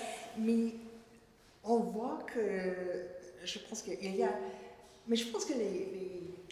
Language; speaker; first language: French; non-native, fluent; English